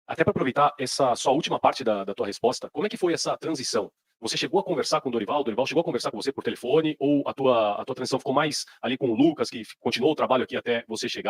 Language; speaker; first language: Portuguese; native; Portuguese